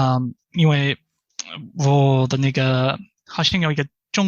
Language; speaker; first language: Chinese; non-native, fluent; English